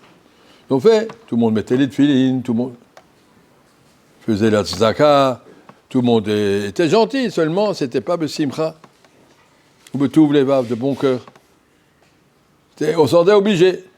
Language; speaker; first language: French; native; French